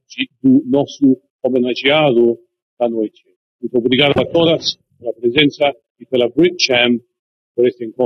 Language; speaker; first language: Portuguese; non-native, fluent; English